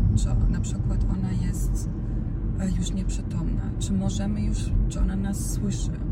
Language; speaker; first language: Polish; non-native, fluent; Croatian